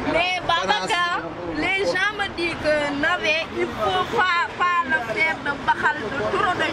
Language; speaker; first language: French; non-native, learner; Wolof